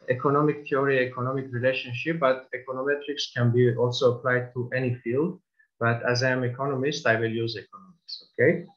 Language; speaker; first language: English; non-native, fluent; Armenian